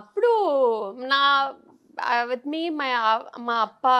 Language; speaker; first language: Telugu; non-native, local second language; Tamil